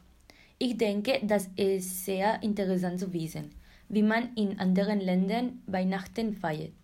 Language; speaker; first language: German; non-native, learner; Spanish